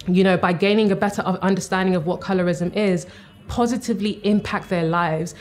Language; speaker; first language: English; native; English